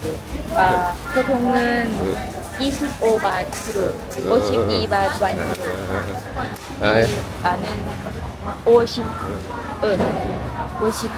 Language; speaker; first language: Korean; non-native, learner; Thai